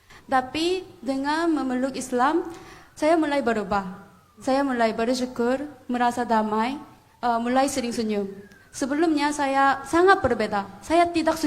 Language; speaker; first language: Indonesian; non-native, learner; Korean